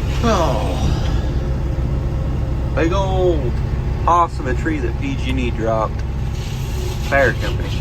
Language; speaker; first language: English; native; English